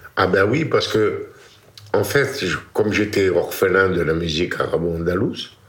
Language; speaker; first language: French; native; French